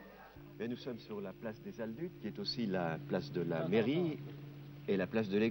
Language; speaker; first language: French; native; French